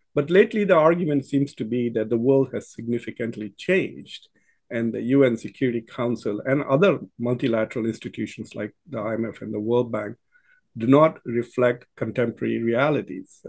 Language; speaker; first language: English; non-native, local second language; Urdu